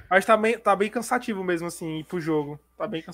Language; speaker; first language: Portuguese; native; Portuguese